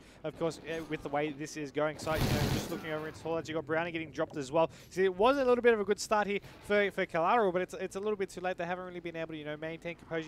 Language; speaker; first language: English; native; English